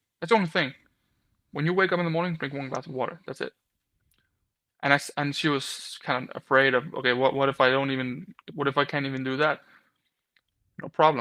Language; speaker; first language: English; non-native, fluent; Danish